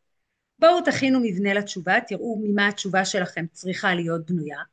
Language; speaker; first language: Hebrew; native; Hebrew